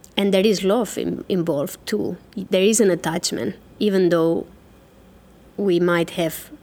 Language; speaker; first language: English; non-native, fluent; Catalan